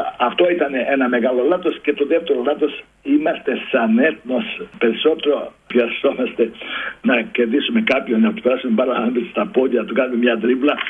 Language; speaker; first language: Greek; non-native, fluent; Serbian